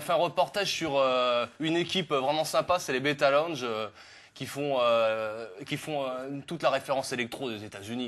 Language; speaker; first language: French; native; French